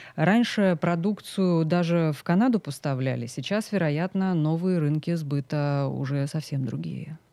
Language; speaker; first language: Russian; native; Russian